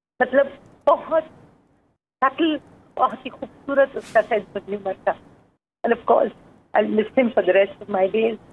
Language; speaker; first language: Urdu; non-native, local second language; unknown